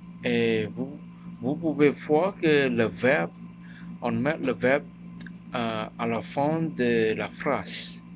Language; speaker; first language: French; non-native, learner; Chinese